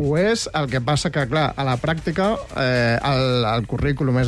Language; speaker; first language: Catalan; native; Catalan